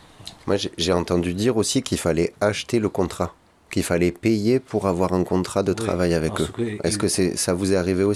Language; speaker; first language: French; native; French